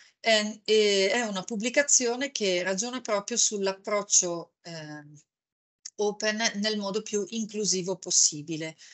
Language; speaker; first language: Italian; native; Italian